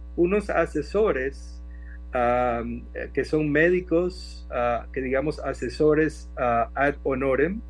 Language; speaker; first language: Spanish; native; Spanish